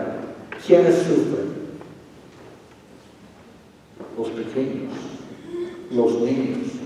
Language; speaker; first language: Spanish; non-native, fluent; English